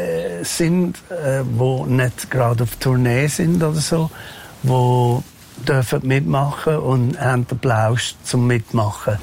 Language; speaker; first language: German; non-native, fluent; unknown